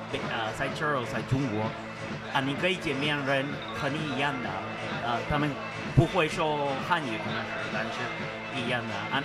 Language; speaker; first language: Chinese; non-native, fluent; Spanish